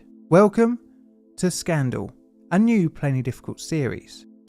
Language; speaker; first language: English; native; English